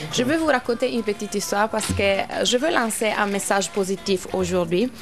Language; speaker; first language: French; non-native, fluent; Italian